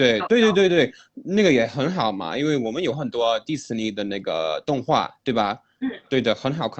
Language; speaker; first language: Chinese; non-native, fluent; English